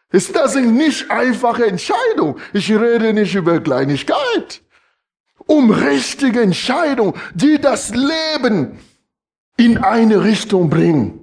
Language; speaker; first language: German; non-native, fluent; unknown